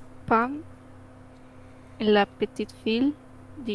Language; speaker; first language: French; non-native, learner; Spanish